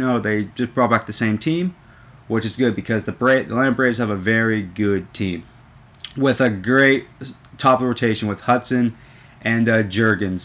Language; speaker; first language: English; native; English